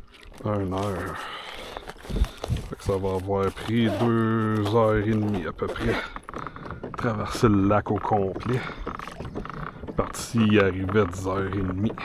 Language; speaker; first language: French; native; French